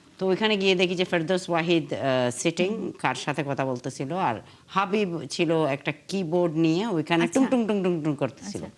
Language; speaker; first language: Bangla; early bilingual, heritage; Bangla